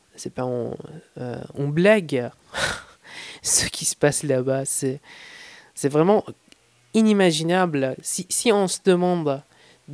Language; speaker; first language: French; non-native, fluent; Persian